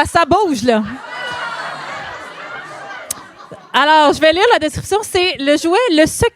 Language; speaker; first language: French; native; French